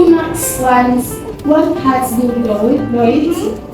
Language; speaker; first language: German; non-native, learner; Indonesian